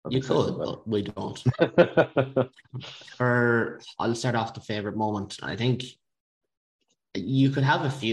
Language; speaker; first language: English; native; English